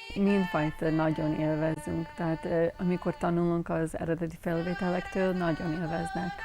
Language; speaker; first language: Hungarian; non-native, learner; English